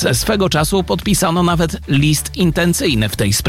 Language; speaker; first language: Polish; native; Polish